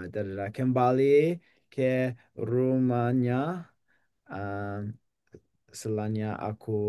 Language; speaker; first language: Indonesian; non-native, learner; English